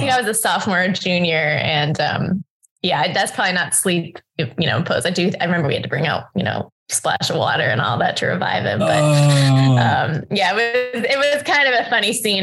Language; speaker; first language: English; native; English